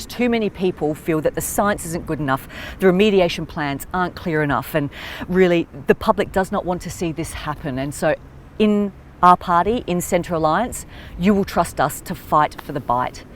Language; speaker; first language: English; native; English